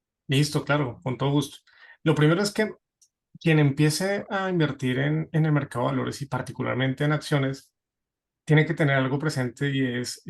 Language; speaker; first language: Spanish; native; Spanish